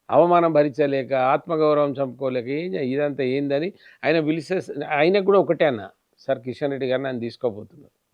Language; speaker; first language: Telugu; non-native, local second language; Lambadi